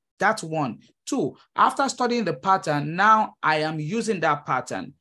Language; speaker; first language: English; non-native, local second language; Yoruba